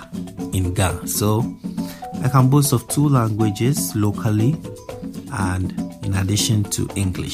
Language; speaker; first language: English; non-native, local second language; Akan